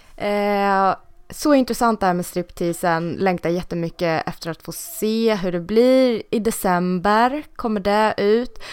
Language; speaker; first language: Swedish; native; Swedish